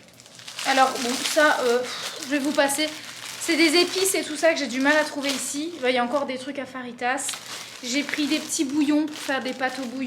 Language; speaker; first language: French; native; French